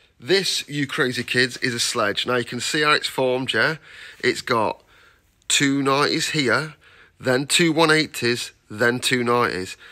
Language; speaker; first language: English; native; English